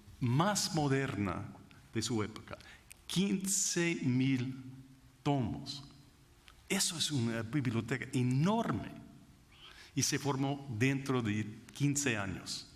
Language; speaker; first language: Spanish; non-native, fluent; English